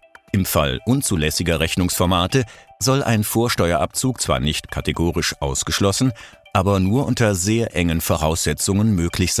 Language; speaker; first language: German; native; German